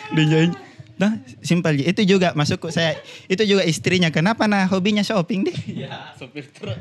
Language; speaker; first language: Indonesian; native; Indonesian